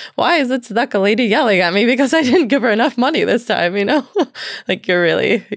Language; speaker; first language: English; native; English